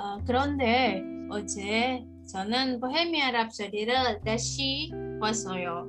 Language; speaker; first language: Korean; non-native, learner; Indonesian